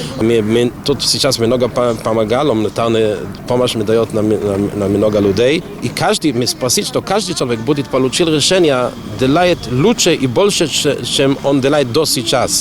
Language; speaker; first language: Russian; non-native, learner; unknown